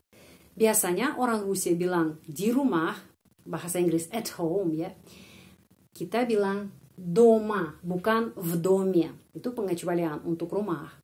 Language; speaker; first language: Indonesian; non-native, fluent; Russian